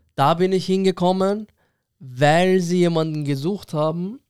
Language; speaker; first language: German; early bilingual, other home language; Persian